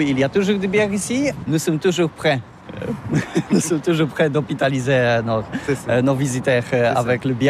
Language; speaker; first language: French; non-native, learner; Polish